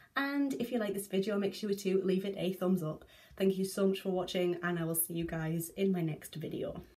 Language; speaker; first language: English; native; English